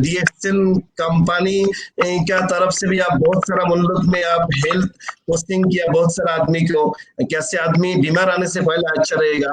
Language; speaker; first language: Hindi; non-native, learner; Bangla